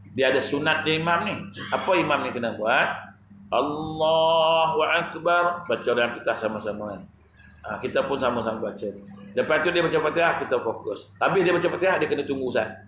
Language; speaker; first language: Malay; native; Malay